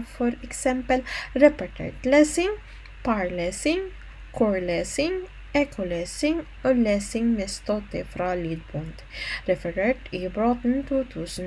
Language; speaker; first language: Norwegian; non-native, learner; Filipino